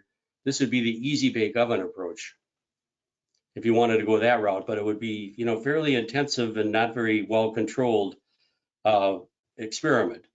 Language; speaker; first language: English; native; English